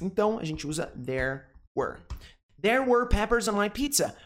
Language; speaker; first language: English; non-native, fluent; Portuguese